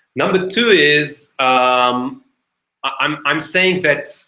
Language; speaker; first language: English; non-native, fluent; Hebrew